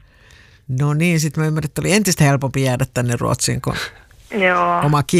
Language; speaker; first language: Finnish; native; Finnish